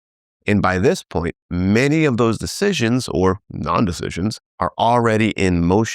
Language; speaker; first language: English; native; English